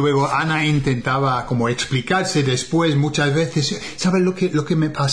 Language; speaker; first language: Spanish; non-native, fluent; English